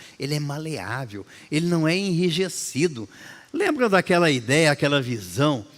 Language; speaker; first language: Portuguese; native; Portuguese